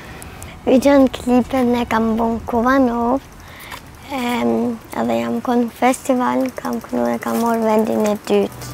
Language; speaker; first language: Albanian; early bilingual, heritage; Albanian